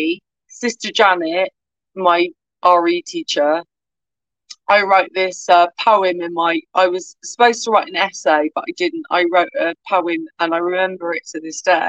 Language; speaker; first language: English; native; English